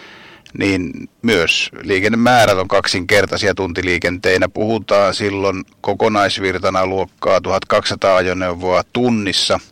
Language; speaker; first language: Finnish; native; Finnish